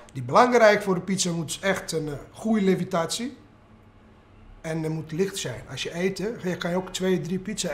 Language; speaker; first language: Dutch; non-native, learner; Italian